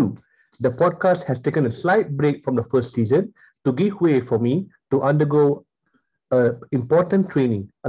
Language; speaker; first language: English; non-native, local second language; Tamil